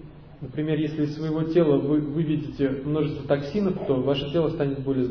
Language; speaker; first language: Russian; native; Russian